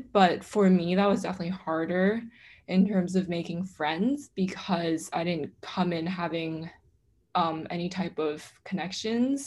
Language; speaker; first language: English; non-native, local second language; Cantonese